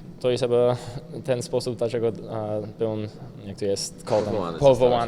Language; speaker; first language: Polish; early bilingual, heritage; Polish